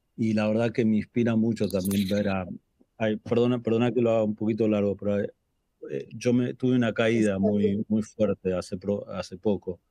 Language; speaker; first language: Spanish; native; Spanish